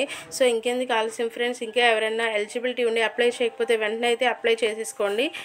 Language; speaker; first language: Telugu; native; Telugu